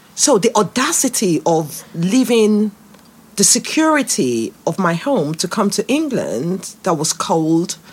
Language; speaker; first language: English; non-native, local second language; Yoruba